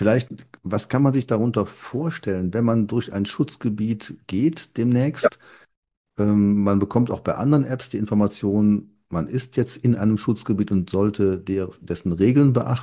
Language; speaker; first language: German; native; German